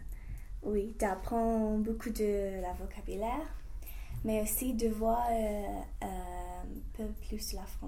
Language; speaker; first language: French; non-native, fluent; English